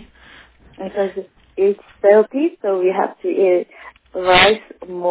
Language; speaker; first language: English; non-native, learner; Korean